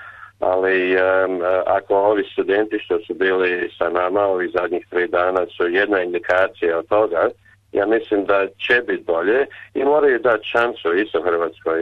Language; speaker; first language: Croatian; early bilingual, heritage; Croatian